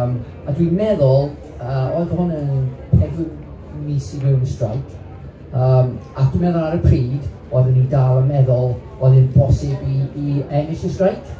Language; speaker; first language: Welsh; non-native, local second language; English